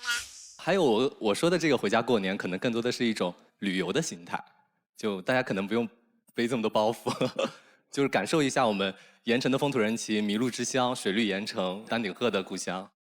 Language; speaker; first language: Chinese; native; Chinese